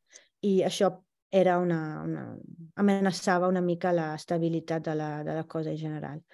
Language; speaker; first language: Catalan; non-native, fluent; Italian